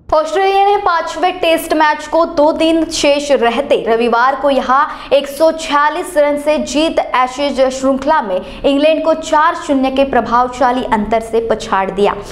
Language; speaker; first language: Hindi; non-native, local second language; Marathi